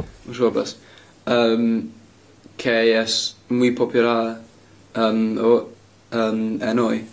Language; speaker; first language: Spanish; non-native, learner; English